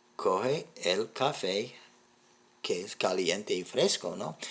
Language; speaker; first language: Spanish; non-native, learner; English